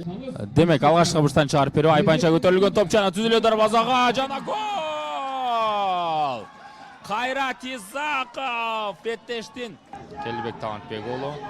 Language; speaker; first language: Kyrgyz; native; Kyrgyz